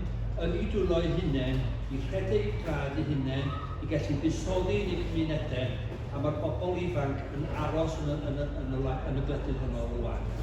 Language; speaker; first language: Welsh; native; Welsh